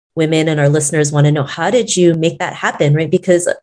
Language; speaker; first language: English; native; English